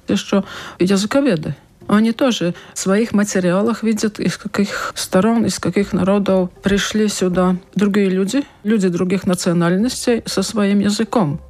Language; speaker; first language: Russian; non-native, local second language; Latvian